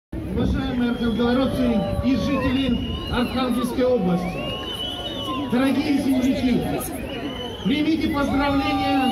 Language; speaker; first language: Russian; native; Russian